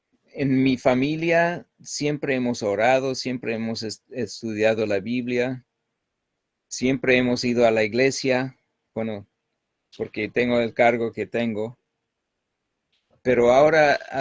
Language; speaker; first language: Spanish; non-native, fluent; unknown